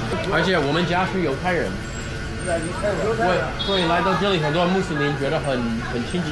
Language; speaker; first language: Chinese; non-native, fluent; English